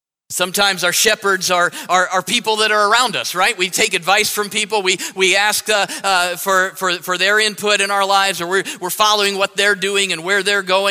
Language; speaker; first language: English; native; English